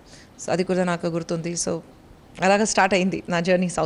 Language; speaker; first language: Telugu; non-native, local second language; Hindi